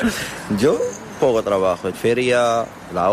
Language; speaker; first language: Spanish; non-native, learner; Arabic